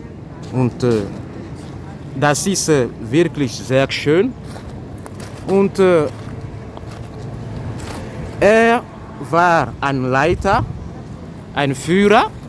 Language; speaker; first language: German; non-native, fluent; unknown